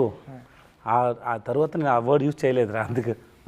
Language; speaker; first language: Telugu; non-native, local second language; Tamil